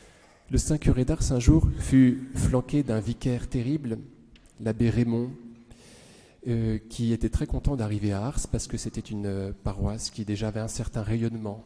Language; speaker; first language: French; native; French